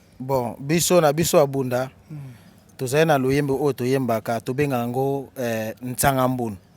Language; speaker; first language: Lingala; non-native, local second language; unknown